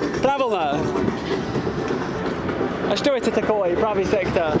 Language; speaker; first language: Russian; non-native, learner; English